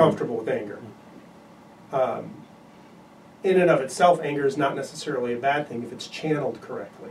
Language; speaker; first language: English; native; English